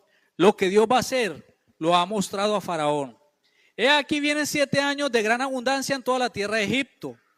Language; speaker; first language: Spanish; native; Spanish